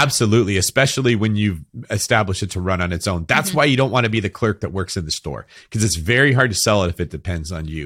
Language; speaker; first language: English; native; English